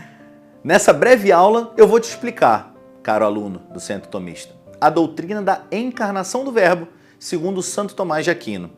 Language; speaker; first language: Portuguese; native; Portuguese